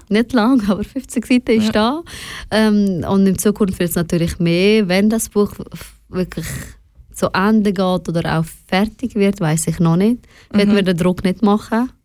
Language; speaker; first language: German; non-native, fluent; Persian